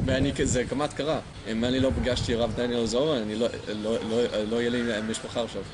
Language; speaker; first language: Hebrew; non-native, learner; English